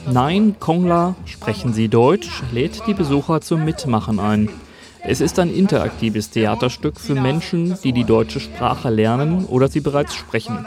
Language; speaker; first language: German; native; German